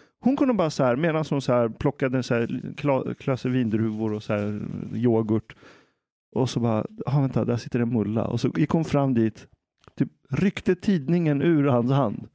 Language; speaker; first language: Swedish; early bilingual, other home language; Persian